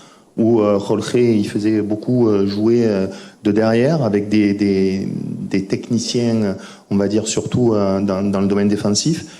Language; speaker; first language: French; native; French